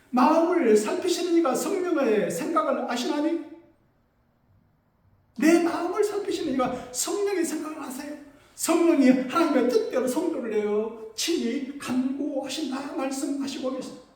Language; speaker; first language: Korean; native; Korean